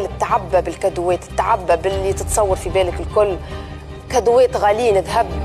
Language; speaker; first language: Arabic; native; Arabic